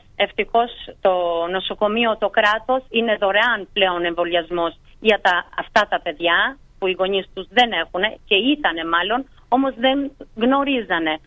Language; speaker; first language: Greek; non-native, fluent; Albanian